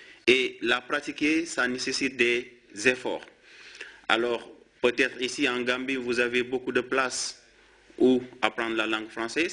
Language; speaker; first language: French; non-native, fluent; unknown